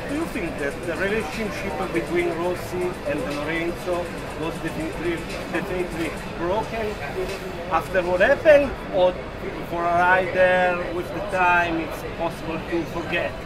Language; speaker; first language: English; non-native, learner; Italian